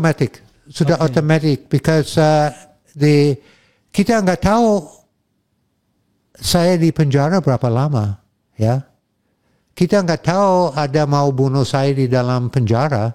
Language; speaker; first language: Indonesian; non-native, fluent; English